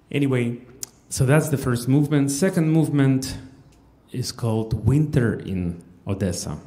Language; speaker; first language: English; non-native, fluent; Russian